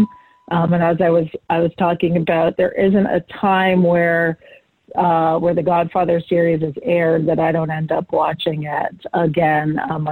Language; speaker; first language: English; native; English